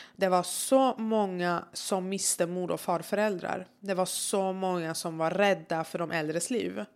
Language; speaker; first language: Swedish; early bilingual, other home language; Persian